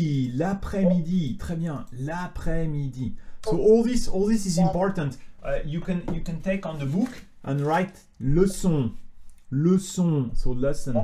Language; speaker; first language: French; native; French